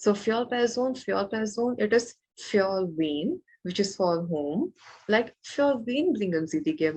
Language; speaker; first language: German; non-native, learner; Malayalam